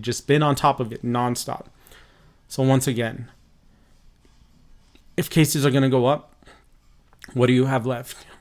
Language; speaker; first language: English; native; English